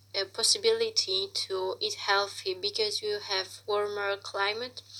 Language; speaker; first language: English; non-native, fluent; Polish